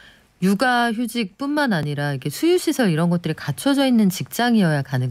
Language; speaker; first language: Korean; native; Korean